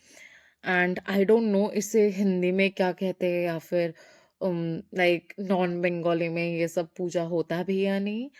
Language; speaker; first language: Hindi; non-native, local second language; Bangla